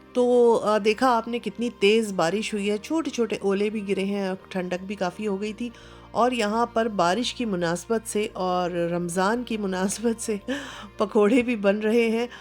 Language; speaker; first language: Urdu; native; Urdu